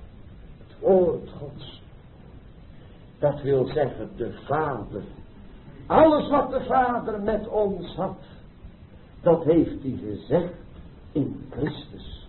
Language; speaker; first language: Dutch; native; Dutch